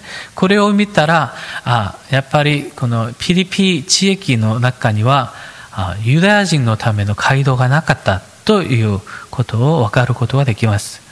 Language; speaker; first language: Japanese; non-native, fluent; Korean